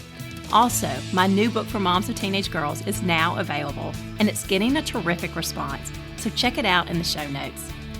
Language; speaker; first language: English; native; English